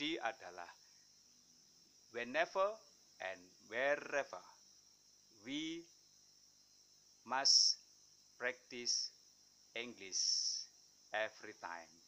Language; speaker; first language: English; non-native, fluent; Indonesian